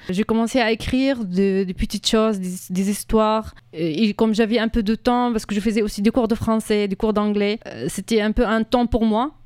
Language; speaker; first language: French; non-native, fluent; Arabic